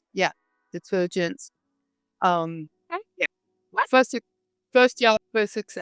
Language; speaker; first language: English; non-native, fluent; Danish